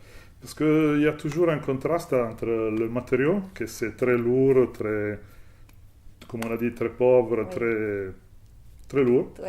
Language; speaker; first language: French; non-native, fluent; Italian